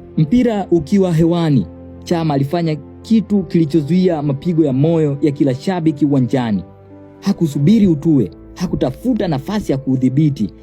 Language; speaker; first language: Swahili; native; Swahili